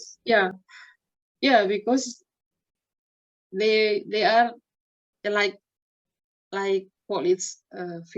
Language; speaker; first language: English; non-native, learner; Indonesian